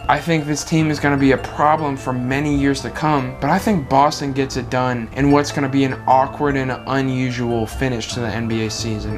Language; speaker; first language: English; native; English